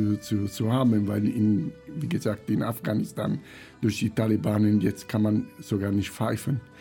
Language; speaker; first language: German; non-native, fluent; Italian